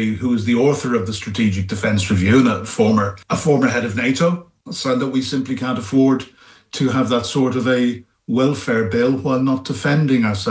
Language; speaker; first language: English; native; English